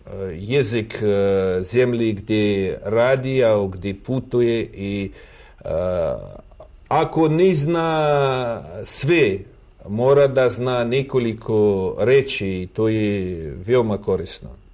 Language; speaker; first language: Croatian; non-native, fluent; Russian